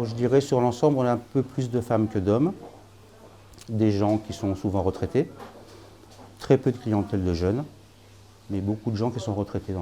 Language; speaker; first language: French; native; French